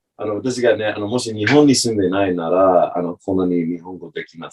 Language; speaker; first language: Japanese; non-native, learner; English